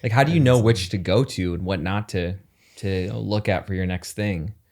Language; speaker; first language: English; native; English